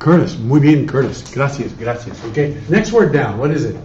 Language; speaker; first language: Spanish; non-native, fluent; English